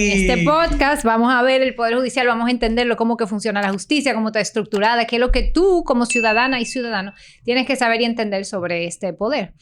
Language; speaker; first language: Spanish; native; Spanish